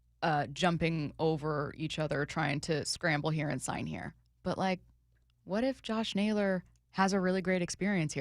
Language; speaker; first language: English; native; English